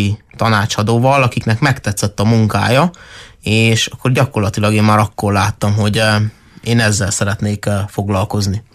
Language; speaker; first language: Hungarian; native; Hungarian